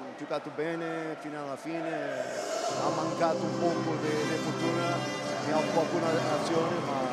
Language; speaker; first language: Italian; non-native, fluent; Portuguese